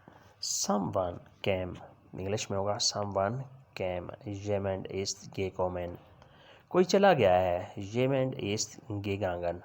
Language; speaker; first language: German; non-native, learner; Urdu